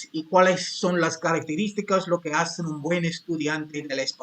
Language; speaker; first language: Spanish; non-native, learner; English